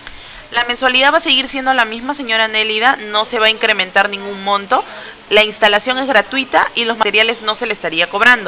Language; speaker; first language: Spanish; native; Spanish